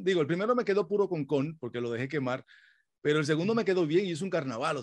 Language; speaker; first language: Spanish; native; Spanish